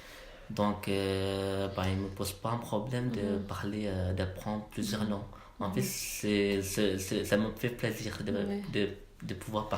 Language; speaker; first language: French; non-native, learner; Malay